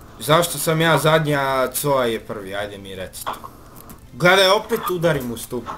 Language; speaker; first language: Serbian; early bilingual, heritage; Bosnian